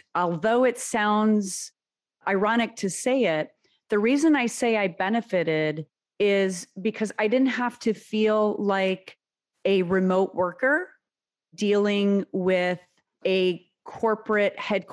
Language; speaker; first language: English; early bilingual, other home language; Serbian